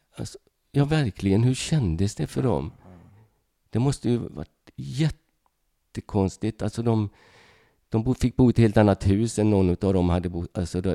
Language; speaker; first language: Swedish; early bilingual, other home language; Hungarian